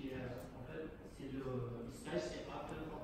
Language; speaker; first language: French; non-native, learner; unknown